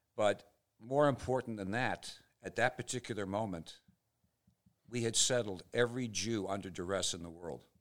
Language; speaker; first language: English; native; English